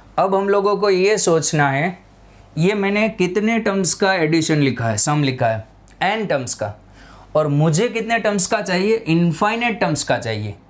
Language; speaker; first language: Hindi; non-native, local second language; Gujarati